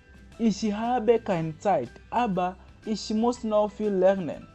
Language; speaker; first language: German; non-native, learner; Kinyarwanda